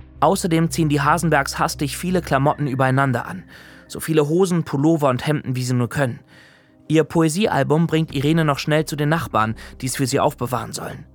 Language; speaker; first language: German; native; German